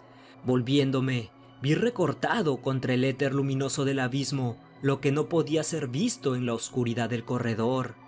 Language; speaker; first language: Spanish; native; Spanish